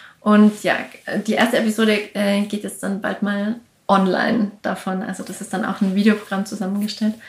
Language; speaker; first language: German; native; German